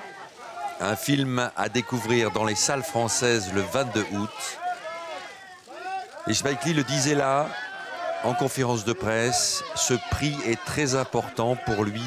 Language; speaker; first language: French; native; French